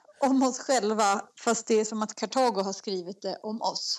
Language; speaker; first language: Swedish; native; Swedish